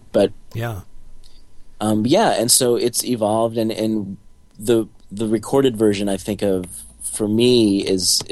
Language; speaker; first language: English; native; English